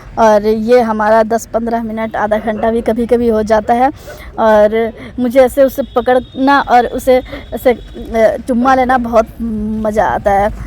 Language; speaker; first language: Hindi; non-native, local second language; Bangla